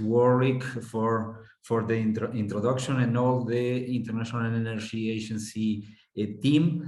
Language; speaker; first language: English; non-native, fluent; Spanish